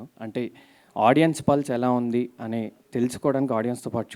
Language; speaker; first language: Telugu; native; Telugu